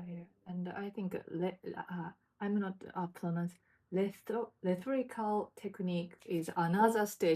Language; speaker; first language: English; non-native, learner; Japanese